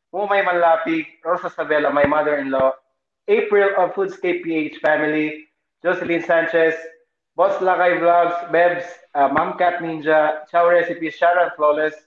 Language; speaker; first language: English; non-native, local second language; Filipino